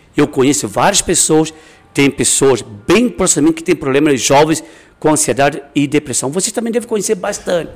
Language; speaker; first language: Portuguese; non-native, fluent; Chinese